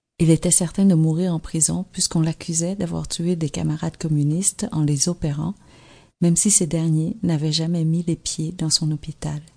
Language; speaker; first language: French; early bilingual, other home language; Vietnamese